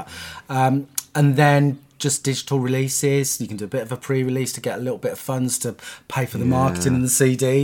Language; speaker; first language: English; native; English